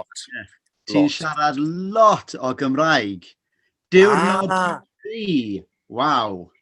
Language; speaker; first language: Welsh; non-native, fluent; English